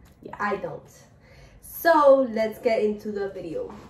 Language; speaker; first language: English; native; English